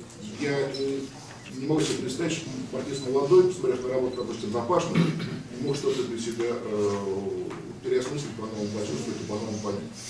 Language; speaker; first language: Russian; native; Russian